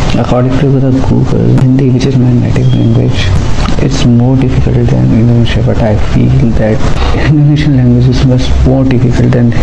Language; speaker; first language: English; non-native, local second language; Hindi